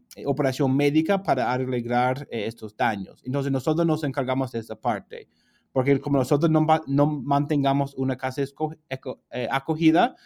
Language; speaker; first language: Spanish; non-native, fluent; English